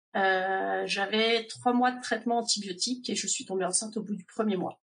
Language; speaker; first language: French; native; French